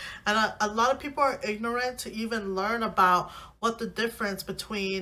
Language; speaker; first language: English; native; English